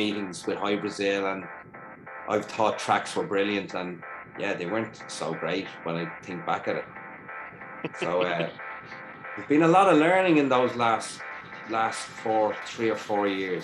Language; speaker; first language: English; native; English